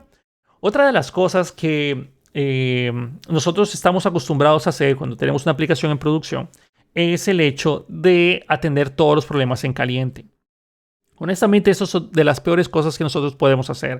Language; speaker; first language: Spanish; native; Spanish